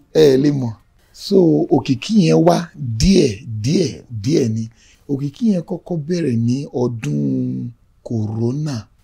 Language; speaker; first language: Yoruba; native; Yoruba